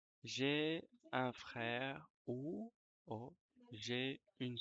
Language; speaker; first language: French; non-native, fluent; Spanish